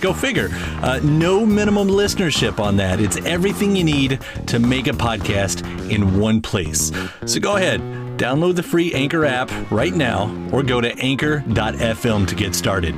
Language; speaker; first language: English; native; English